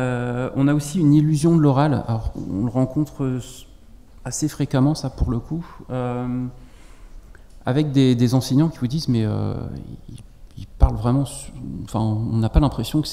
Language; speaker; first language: French; native; French